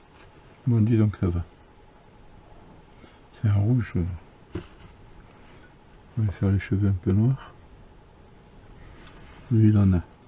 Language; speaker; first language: French; native; French